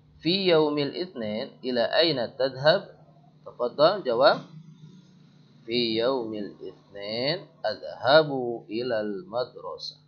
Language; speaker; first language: Arabic; non-native, fluent; Indonesian